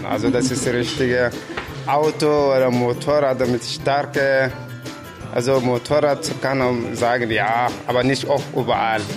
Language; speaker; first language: German; non-native, learner; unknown